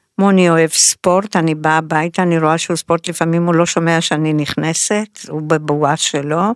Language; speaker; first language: Hebrew; non-native, fluent; Spanish